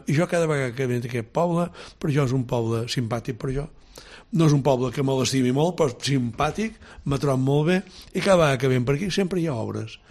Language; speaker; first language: Catalan; native; Catalan